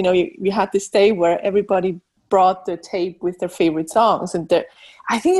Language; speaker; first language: English; non-native, fluent; Swiss German